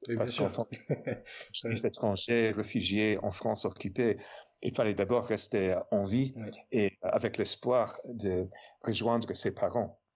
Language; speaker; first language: French; non-native, fluent; English